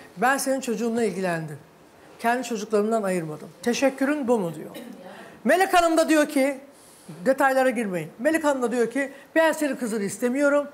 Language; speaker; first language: Turkish; native; Turkish